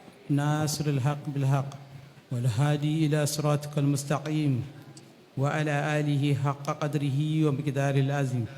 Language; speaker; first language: Arabic; non-native, fluent; Hausa